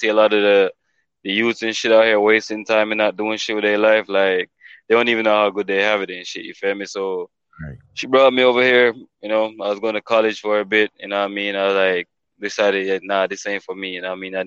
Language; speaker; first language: English; non-native, local second language; Jamaican Creole English